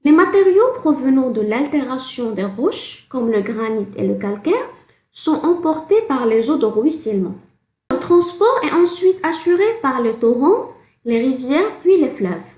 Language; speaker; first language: French; non-native, local second language; Arabic